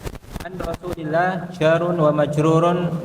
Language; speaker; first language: Arabic; non-native, fluent; Indonesian